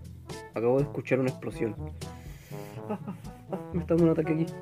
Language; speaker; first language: Spanish; native; Spanish